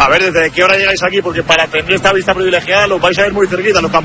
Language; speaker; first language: Spanish; native; Spanish